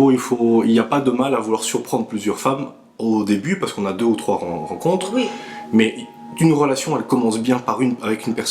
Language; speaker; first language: French; native; French